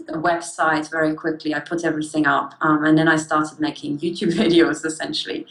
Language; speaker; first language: English; early bilingual, other home language; German